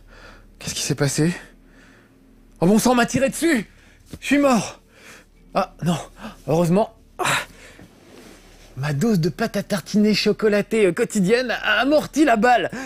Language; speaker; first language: French; native; French